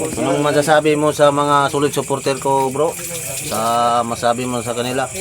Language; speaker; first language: Filipino; non-native, local second language; Cebuano